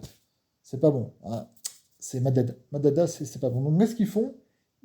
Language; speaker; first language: French; non-native, fluent; Arabic